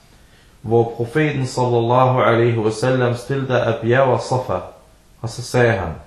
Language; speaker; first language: Danish; early bilingual, other home language; Arabic